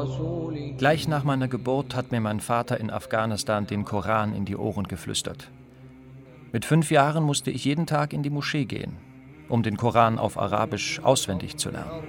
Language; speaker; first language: German; non-native, fluent; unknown